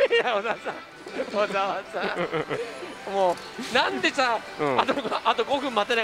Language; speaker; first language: Japanese; native; Japanese